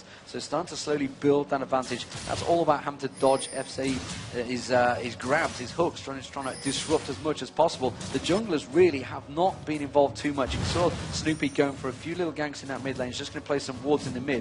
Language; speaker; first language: English; native; English